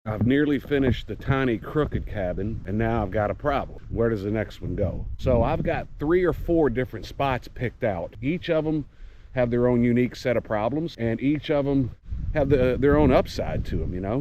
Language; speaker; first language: English; native; English